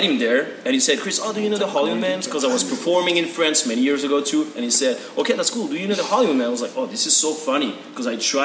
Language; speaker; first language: English; non-native, learner; French